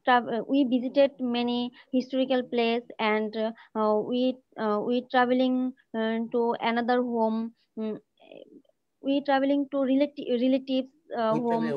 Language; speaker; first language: English; non-native, learner; Bangla